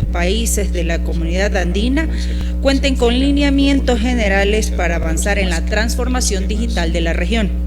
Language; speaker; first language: Spanish; native; Spanish